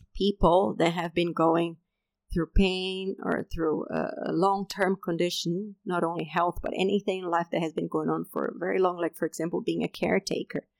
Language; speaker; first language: English; non-native, fluent; Portuguese